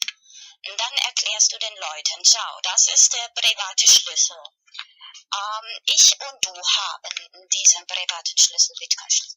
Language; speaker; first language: German; non-native, learner; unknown